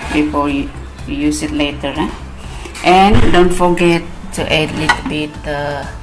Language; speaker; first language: English; non-native, learner; Indonesian